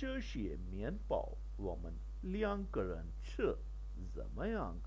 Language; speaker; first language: Chinese; non-native, learner; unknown